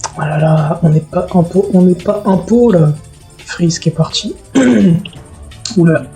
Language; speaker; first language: French; native; French